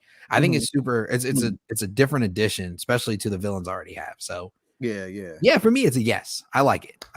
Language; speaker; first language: English; native; English